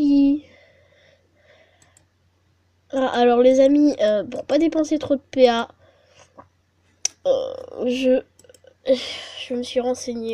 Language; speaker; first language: French; native; French